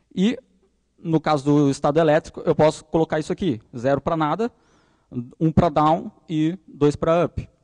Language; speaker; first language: Portuguese; native; Portuguese